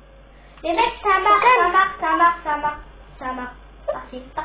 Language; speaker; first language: French; native; French